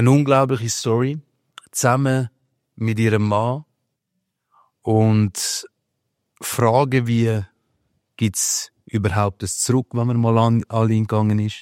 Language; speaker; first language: German; native; German